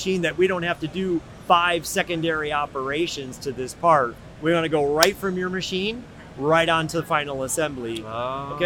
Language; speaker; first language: English; native; English